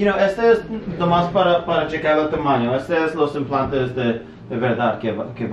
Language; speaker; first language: Spanish; early bilingual, heritage; English